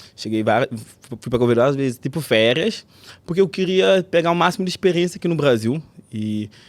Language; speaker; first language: Portuguese; non-native, local second language; Kabuverdianu